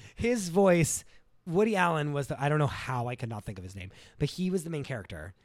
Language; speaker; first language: English; native; English